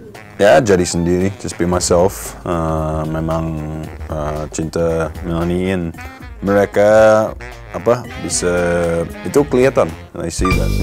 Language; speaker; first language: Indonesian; non-native, learner; English